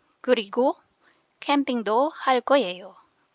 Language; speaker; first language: Korean; non-native, fluent; Filipino